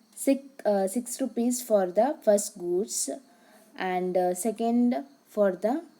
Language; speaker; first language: English; non-native, local second language; Kannada